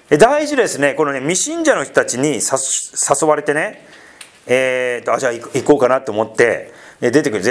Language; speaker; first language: Japanese; native; Japanese